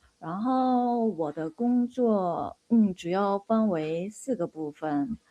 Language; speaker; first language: Chinese; non-native, fluent; Korean